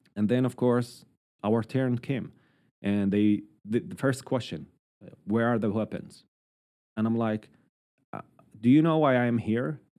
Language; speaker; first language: English; non-native, fluent; Arabic